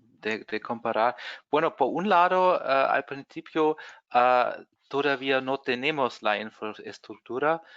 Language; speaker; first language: Spanish; non-native, fluent; German